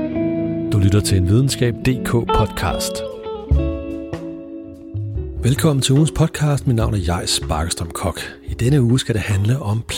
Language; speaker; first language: Danish; native; Danish